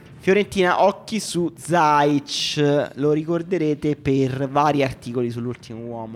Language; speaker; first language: Italian; native; Italian